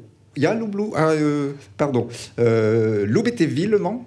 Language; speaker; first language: Ukrainian; non-native, learner; French